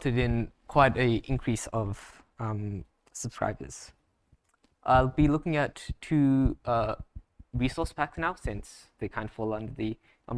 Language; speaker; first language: English; native; English